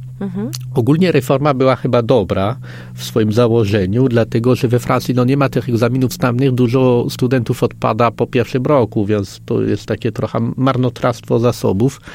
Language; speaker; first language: Polish; non-native, fluent; French